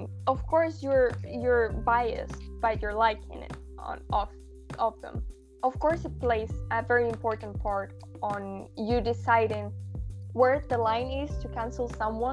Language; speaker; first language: English; non-native, fluent; Spanish